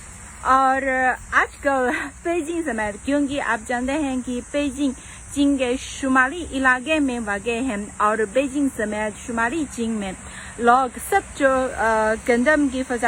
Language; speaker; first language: Urdu; non-native, fluent; Chinese